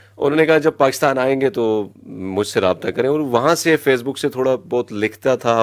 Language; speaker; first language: Urdu; non-native, local second language; Pashto